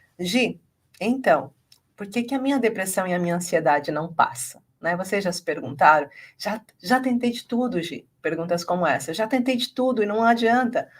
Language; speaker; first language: Portuguese; native; Portuguese